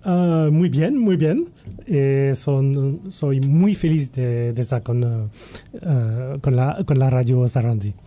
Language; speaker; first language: Spanish; non-native, learner; French